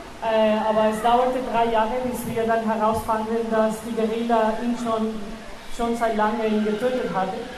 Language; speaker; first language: German; non-native, fluent; Spanish